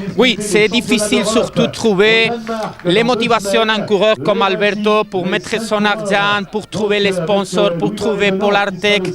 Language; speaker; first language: French; non-native, learner; Spanish